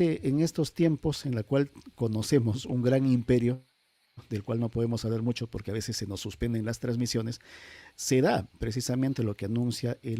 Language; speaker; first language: Spanish; native; Spanish